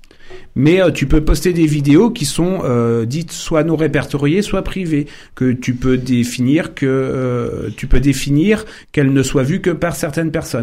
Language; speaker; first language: French; native; French